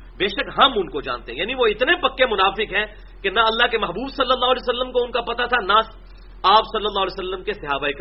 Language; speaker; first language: Urdu; non-native, local second language; Punjabi